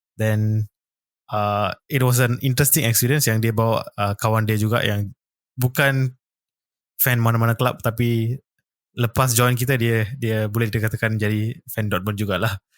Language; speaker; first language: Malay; native; Malay